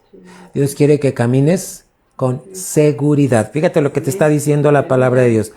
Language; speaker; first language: Spanish; native; Spanish